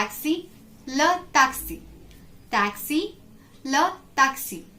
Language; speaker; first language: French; non-native, learner; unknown